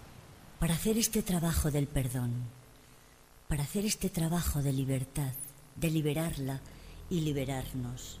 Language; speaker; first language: Spanish; native; Spanish